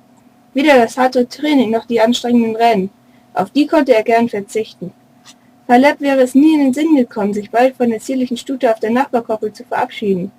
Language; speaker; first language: German; native; German